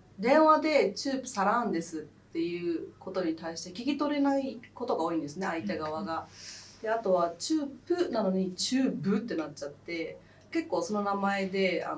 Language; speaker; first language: Japanese; early bilingual, other home language; Khmer